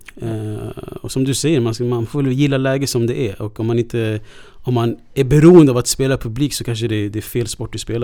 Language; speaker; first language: Swedish; native; Swedish